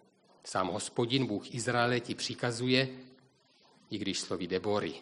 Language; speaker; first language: Czech; native; Czech